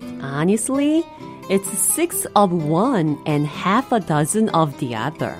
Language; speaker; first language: English; non-native, fluent; Korean